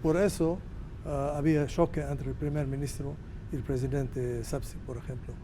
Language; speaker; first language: Spanish; non-native, fluent; Arabic